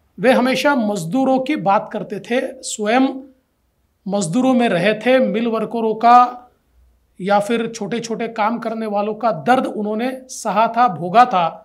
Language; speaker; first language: Hindi; non-native, local second language; Marathi